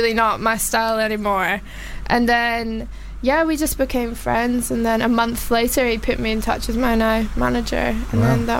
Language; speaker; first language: English; native; English